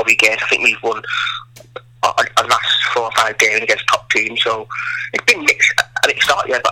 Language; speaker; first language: English; native; English